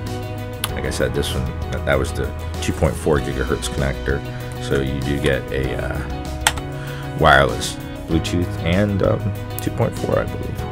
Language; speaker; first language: English; native; English